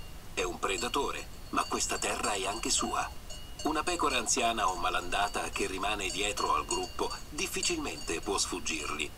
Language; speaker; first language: Italian; native; Italian